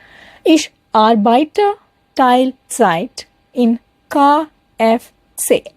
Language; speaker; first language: German; non-native, fluent; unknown